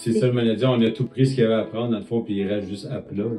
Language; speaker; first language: French; native; French